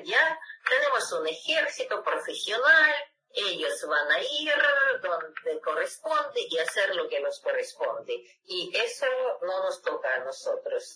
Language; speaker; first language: Spanish; non-native, fluent; Russian